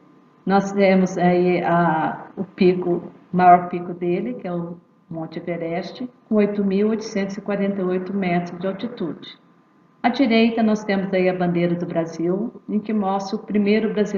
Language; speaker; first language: Portuguese; native; Portuguese